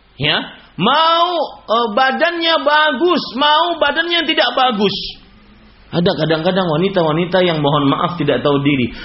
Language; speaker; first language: Indonesian; native; Indonesian